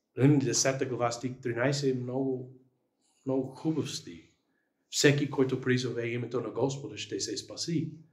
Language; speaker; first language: Bulgarian; non-native, fluent; English